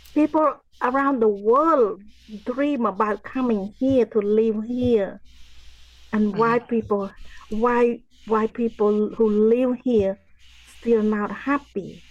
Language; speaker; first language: English; non-native, fluent; Khmer